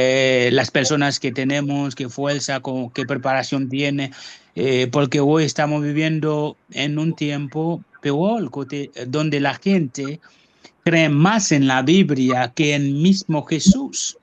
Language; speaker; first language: Spanish; non-native, fluent; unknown